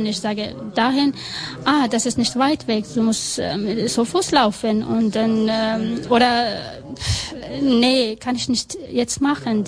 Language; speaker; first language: German; non-native, learner; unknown